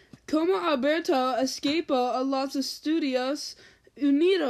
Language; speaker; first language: Spanish; non-native, learner; English